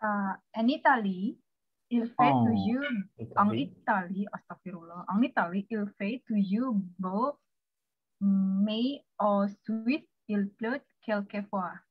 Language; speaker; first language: French; non-native, learner; Indonesian